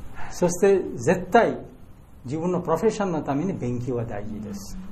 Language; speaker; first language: Japanese; non-native, fluent; Bangla